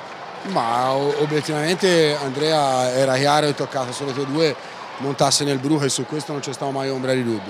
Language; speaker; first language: Italian; native; Italian